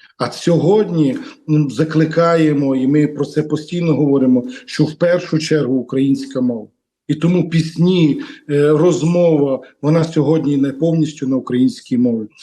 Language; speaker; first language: Ukrainian; non-native, local second language; Romany